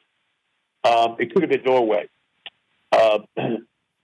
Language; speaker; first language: English; native; English